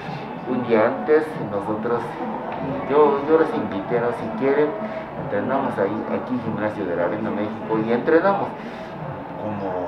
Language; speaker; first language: Spanish; non-native, fluent; Japanese